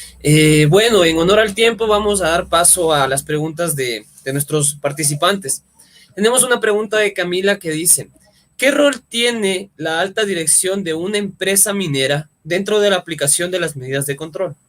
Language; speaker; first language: Spanish; native; Spanish